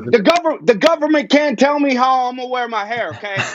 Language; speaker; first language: English; native; English